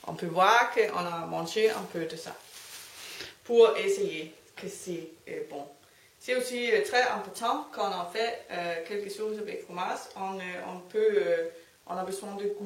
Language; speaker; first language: French; non-native, learner; Danish